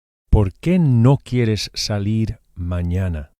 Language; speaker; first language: Spanish; non-native, fluent; English